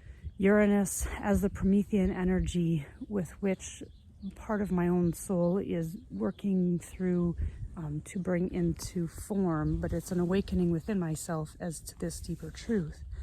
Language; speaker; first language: English; native; English